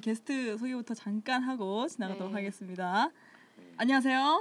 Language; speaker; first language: Korean; native; Korean